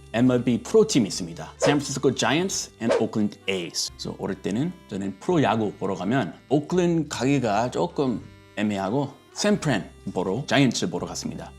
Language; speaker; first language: Korean; non-native, fluent; English